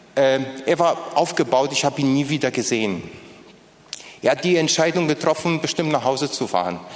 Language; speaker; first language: German; non-native, fluent; Polish